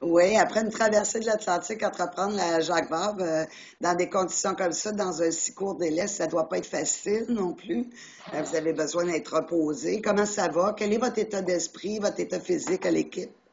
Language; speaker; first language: French; native; French